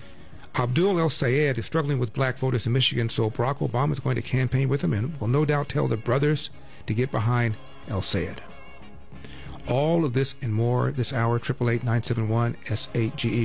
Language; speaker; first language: English; native; English